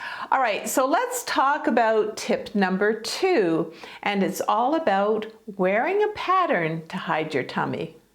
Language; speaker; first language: English; native; English